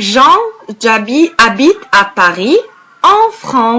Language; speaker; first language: French; non-native, fluent; Arabic